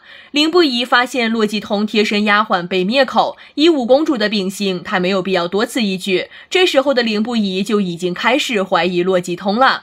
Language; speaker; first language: Chinese; native; Chinese